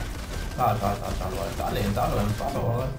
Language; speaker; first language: Arabic; native; Arabic